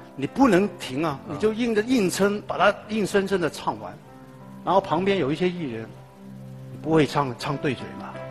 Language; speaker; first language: Chinese; non-native, fluent; Cantonese